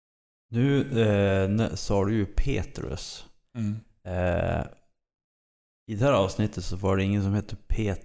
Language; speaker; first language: Swedish; native; Swedish